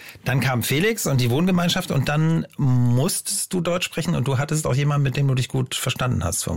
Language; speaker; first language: German; native; German